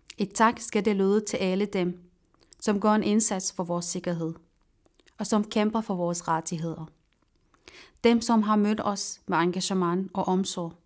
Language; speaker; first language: Danish; non-native, fluent; Arabic